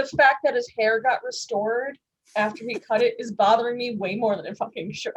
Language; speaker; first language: English; native; English